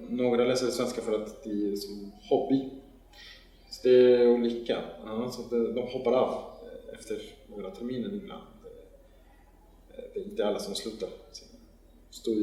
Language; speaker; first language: Swedish; non-native, fluent; Spanish